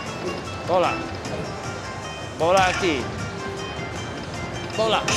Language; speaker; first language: Spanish; non-native, learner; English